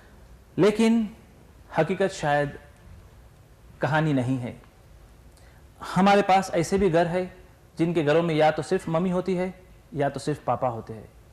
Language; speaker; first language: Hindi; native; Hindi